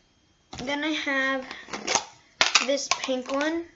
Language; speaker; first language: English; native; English